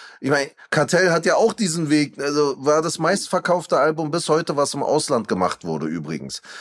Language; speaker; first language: German; early bilingual, other home language; Turkish